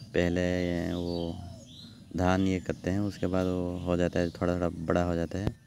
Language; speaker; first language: Hindi; non-native, local second language; Odia